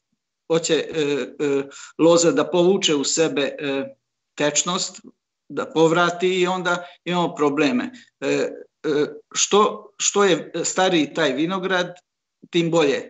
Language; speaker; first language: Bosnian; non-native, local second language; Hungarian